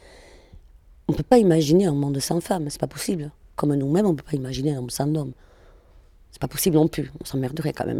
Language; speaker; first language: French; non-native, fluent; Spanish